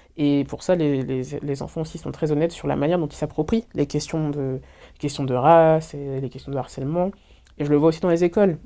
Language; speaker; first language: French; native; French